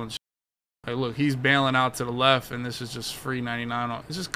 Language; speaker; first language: English; native; English